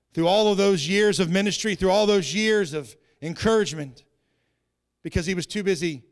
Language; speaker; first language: English; native; English